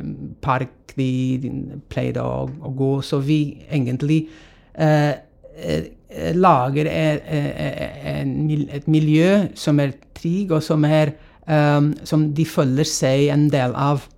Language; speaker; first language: Norwegian; non-native, fluent; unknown